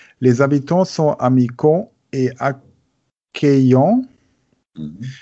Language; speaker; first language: French; non-native, learner; German